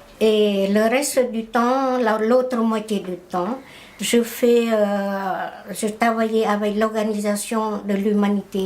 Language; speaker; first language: French; non-native, fluent; Khmer